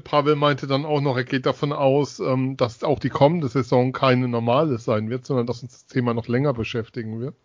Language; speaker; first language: German; native; German